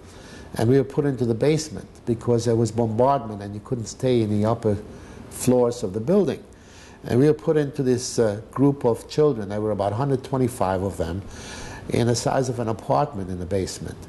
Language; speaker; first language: English; non-native, fluent; Hungarian